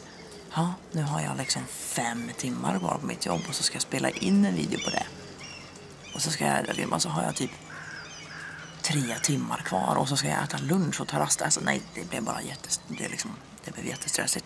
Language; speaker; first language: Swedish; native; Swedish